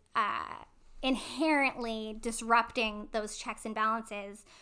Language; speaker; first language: English; native; English